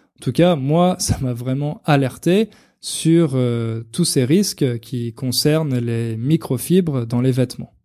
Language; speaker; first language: French; native; French